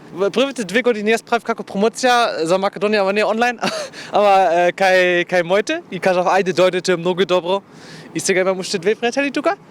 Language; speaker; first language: Macedonian; non-native, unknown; German